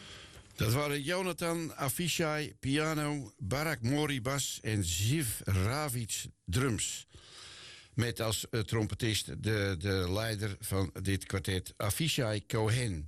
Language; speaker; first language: Dutch; native; Dutch